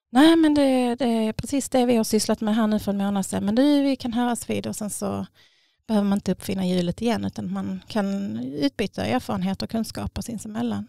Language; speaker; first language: Swedish; native; Swedish